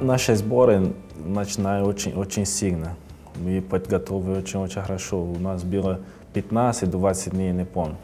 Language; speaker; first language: Russian; non-native, learner; Portuguese